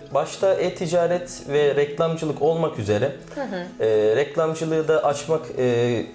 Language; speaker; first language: Turkish; native; Turkish